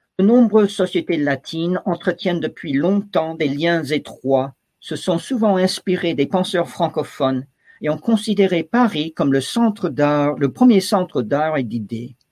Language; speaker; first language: French; non-native, fluent; English